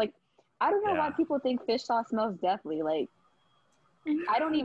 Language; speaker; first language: English; early bilingual, other home language; Vietnamese